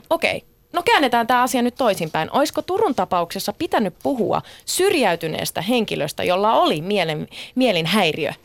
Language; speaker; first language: Finnish; native; Finnish